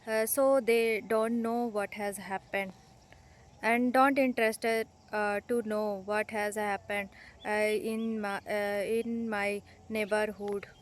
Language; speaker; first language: English; non-native, learner; Hindi